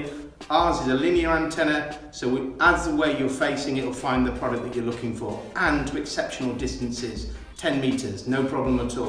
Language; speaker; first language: English; native; English